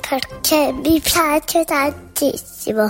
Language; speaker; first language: Italian; early bilingual, heritage; English